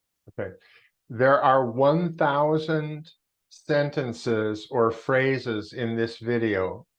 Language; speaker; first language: English; non-native, fluent; Vietnamese